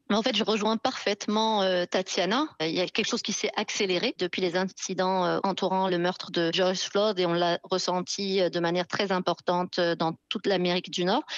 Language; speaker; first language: French; non-native, local second language; Arabic